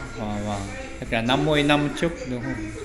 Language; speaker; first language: Vietnamese; non-native, fluent; Japanese